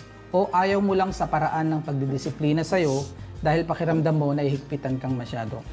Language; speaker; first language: Filipino; native; Filipino